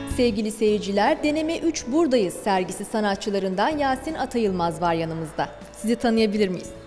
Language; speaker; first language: Turkish; native; Turkish